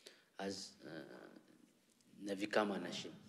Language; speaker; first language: Hebrew; non-native, learner; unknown